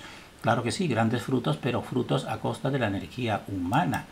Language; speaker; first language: Spanish; native; Spanish